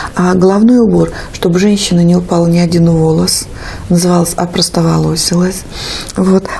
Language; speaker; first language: Russian; native; Russian